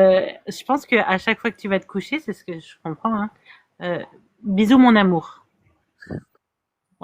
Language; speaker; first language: French; native; French